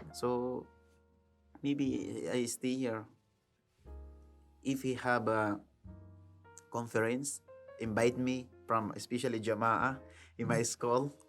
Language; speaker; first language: English; non-native, learner; Filipino